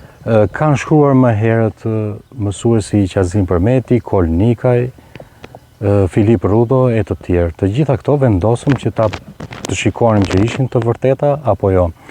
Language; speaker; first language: Albanian; native; Albanian